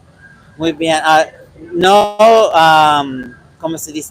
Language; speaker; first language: Spanish; non-native, learner; English